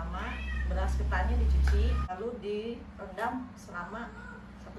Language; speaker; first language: Indonesian; native; Indonesian